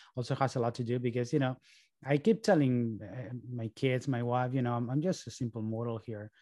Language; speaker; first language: English; early bilingual, other home language; Spanish